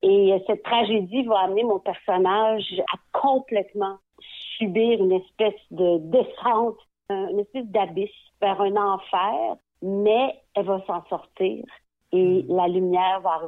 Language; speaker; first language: French; native; French